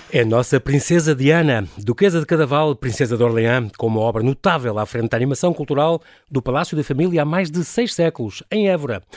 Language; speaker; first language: Portuguese; native; Portuguese